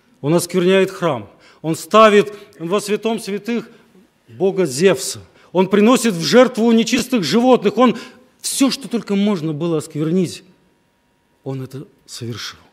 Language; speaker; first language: Russian; native; Russian